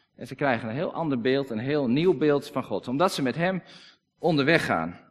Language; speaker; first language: Dutch; native; Dutch